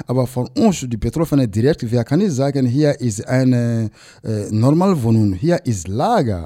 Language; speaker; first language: German; non-native, learner; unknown